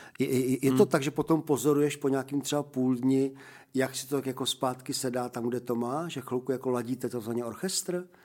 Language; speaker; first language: Czech; native; Czech